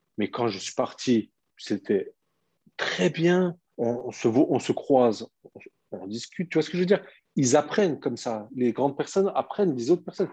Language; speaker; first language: French; early bilingual, other home language; Turkish